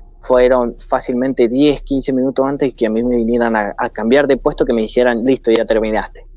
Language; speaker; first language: Spanish; native; Spanish